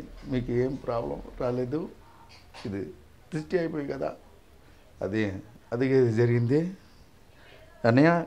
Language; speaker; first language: Telugu; non-native, local second language; Tamil